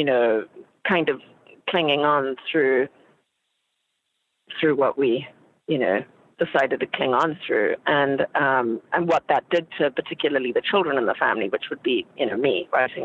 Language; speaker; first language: English; native; English